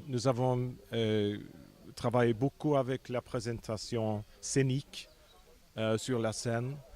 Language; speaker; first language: French; non-native, fluent; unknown